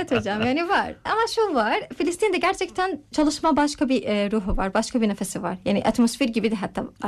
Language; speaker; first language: Turkish; non-native, learner; Arabic